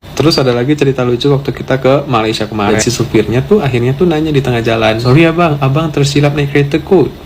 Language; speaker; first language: Indonesian; native; Indonesian